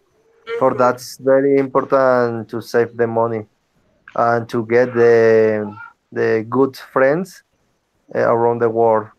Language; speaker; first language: English; non-native, learner; Spanish